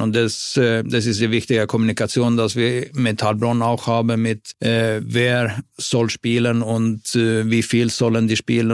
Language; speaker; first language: German; non-native, fluent; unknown